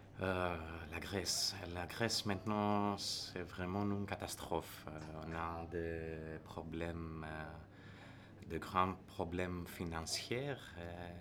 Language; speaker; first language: French; non-native, learner; Greek